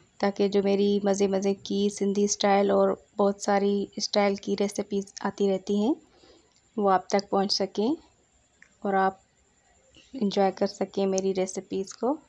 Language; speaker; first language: Urdu; non-native, local second language; Sindhi